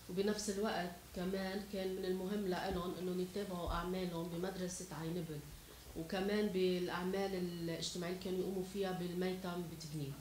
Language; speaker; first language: Arabic; native; Arabic